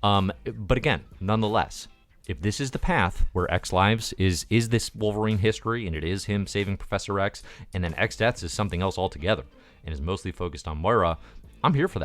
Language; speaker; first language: English; native; English